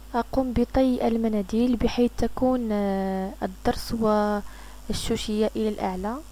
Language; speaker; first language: Arabic; native; Arabic